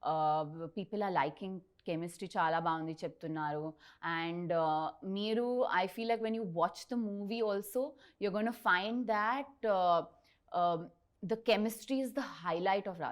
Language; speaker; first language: Telugu; non-native, learner; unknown